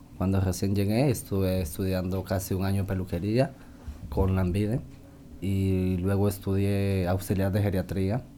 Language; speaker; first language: Spanish; native; Spanish